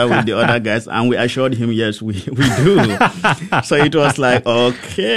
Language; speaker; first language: English; non-native, local second language; Hausa